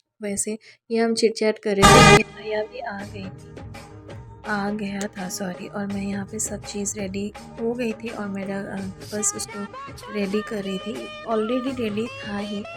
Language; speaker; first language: Hindi; non-native, local second language; Bangla